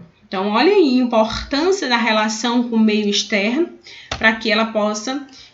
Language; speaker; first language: Portuguese; native; Portuguese